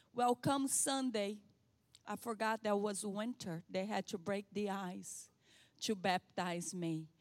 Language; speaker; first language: English; non-native, fluent; Portuguese